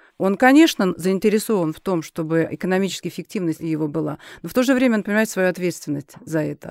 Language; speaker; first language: Russian; native; Russian